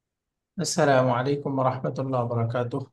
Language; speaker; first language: Arabic; non-native, learner; Bangla